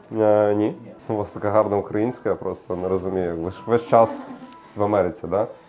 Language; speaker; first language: Ukrainian; native; Ukrainian